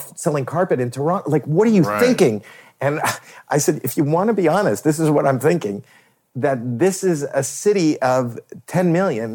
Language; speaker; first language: English; native; English